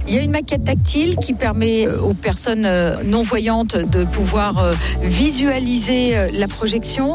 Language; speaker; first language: French; native; French